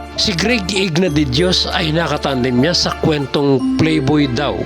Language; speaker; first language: Filipino; native; Filipino